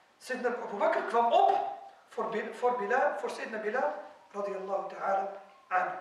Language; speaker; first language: Dutch; non-native, fluent; Arabic